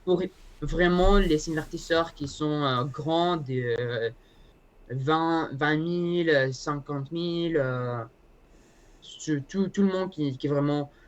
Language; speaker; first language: French; non-native, learner; Spanish